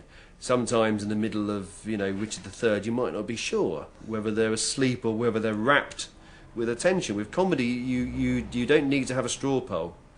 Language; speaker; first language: English; native; English